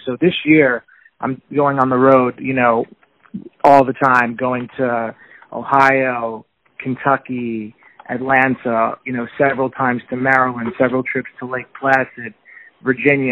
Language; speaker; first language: English; native; English